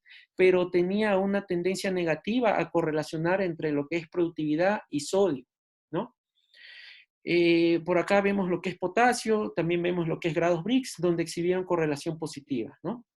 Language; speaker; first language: Spanish; native; Spanish